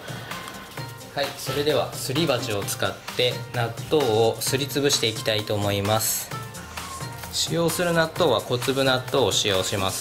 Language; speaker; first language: Japanese; native; Japanese